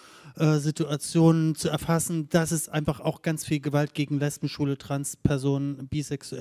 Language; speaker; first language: German; native; German